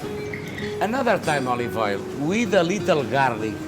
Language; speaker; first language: English; non-native, learner; Portuguese